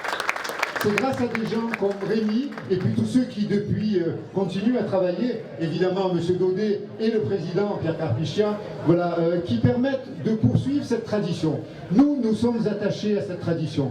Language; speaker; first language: French; native; French